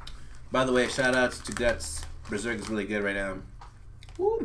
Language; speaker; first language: English; native; English